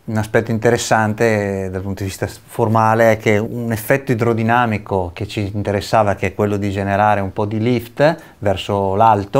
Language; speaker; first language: Italian; native; Italian